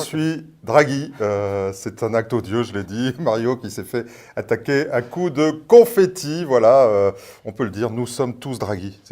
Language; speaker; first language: French; native; French